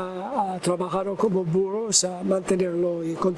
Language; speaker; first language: Spanish; non-native, learner; English